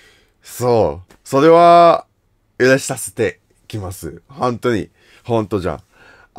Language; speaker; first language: Japanese; non-native, learner; English